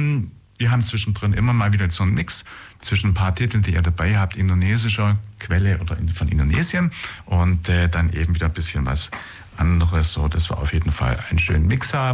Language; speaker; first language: German; native; German